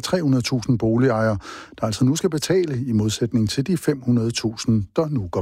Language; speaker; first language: Danish; native; Danish